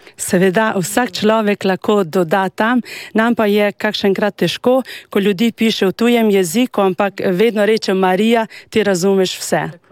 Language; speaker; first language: Slovenian; non-native, fluent; Albanian